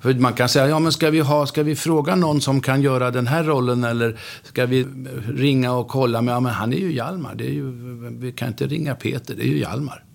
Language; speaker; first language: Swedish; native; Swedish